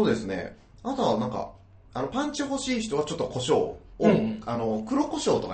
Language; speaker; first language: Japanese; native; Japanese